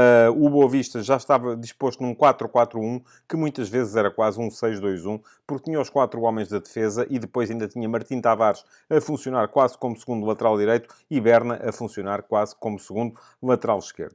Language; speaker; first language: Portuguese; native; Portuguese